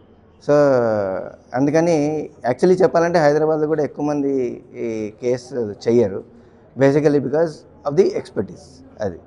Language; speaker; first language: Telugu; native; Telugu